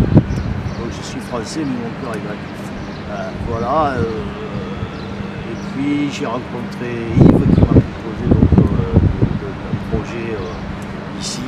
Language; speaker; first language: French; native; French